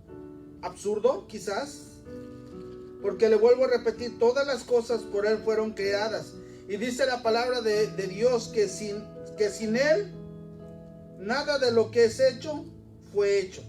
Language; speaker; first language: Spanish; native; Spanish